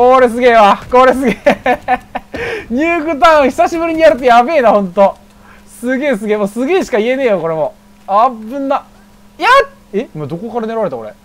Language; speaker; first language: Japanese; native; Japanese